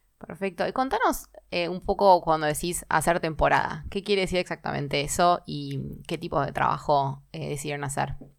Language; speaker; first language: Spanish; native; Spanish